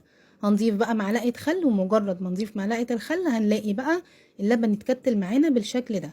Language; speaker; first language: Arabic; native; Arabic